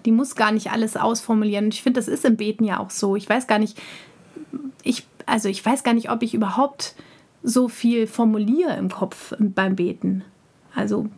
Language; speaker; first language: German; native; German